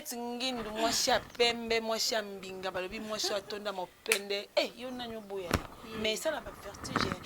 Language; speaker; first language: Lingala; native; Lingala